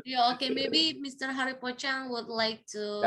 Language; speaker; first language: English; non-native, fluent; Indonesian